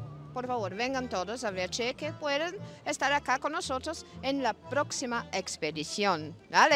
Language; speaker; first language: Spanish; non-native, fluent; Portuguese